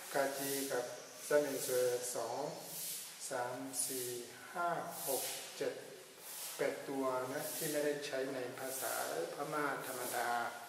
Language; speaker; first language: Thai; non-native, fluent; Burmese